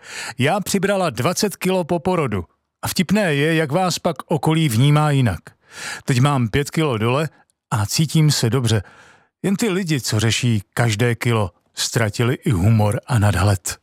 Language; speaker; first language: Czech; native; Czech